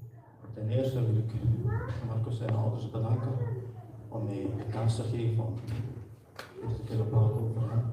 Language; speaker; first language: Dutch; early bilingual, other home language; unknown